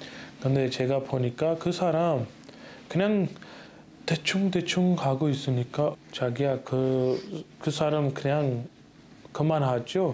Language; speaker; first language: Korean; non-native, learner; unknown